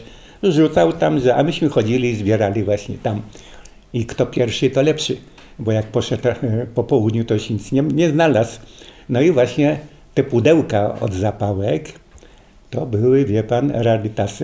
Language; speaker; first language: Polish; native; Polish